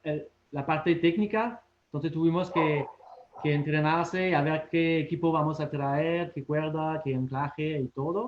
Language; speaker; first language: Spanish; non-native, fluent; French